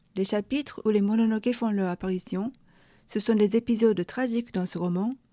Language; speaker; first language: French; non-native, fluent; Japanese